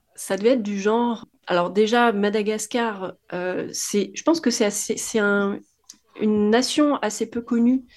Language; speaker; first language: French; native; French